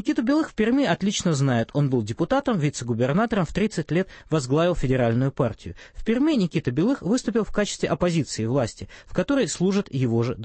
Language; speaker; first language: Russian; native; Russian